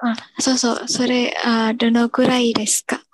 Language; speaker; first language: Japanese; non-native, learner; Indonesian